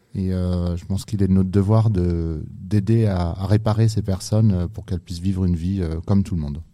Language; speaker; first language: French; native; French